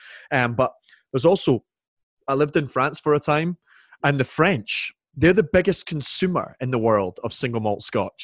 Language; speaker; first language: English; native; English